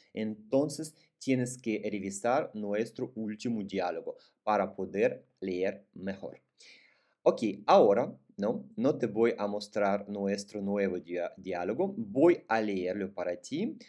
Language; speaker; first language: Spanish; non-native, fluent; Russian